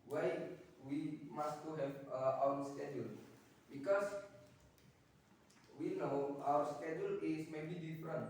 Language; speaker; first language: English; non-native, learner; Indonesian